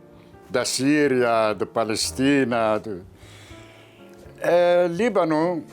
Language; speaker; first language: Portuguese; non-native, fluent; Arabic